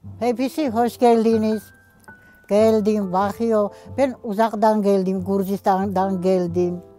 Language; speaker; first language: Turkish; non-native, learner; Georgian